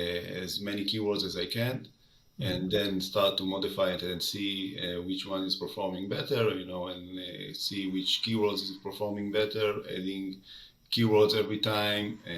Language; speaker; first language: English; non-native, fluent; Hebrew